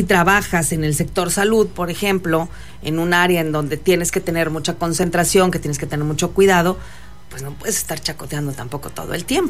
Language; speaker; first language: Spanish; native; Spanish